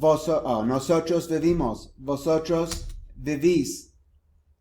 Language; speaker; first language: Spanish; non-native, fluent; English